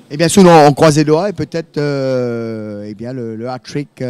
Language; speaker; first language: French; native; French